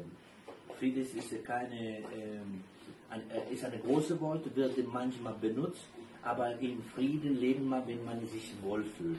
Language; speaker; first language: German; non-native, fluent; Albanian